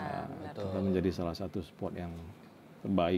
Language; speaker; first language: Indonesian; native; Indonesian